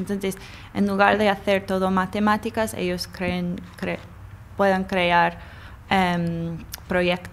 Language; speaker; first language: Spanish; non-native, learner; English